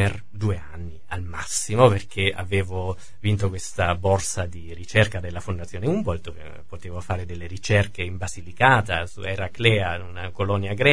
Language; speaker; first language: Italian; non-native, fluent; German